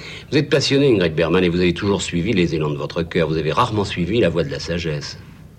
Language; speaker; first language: French; native; French